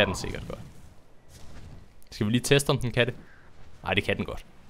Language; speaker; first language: Danish; native; Danish